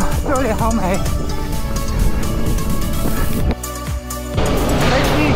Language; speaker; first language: Chinese; non-native, learner; Japanese